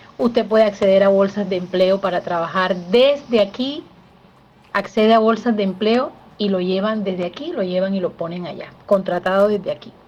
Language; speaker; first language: Spanish; native; Spanish